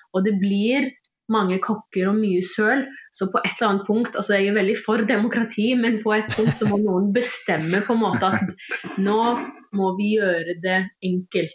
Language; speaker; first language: Norwegian; native; Norwegian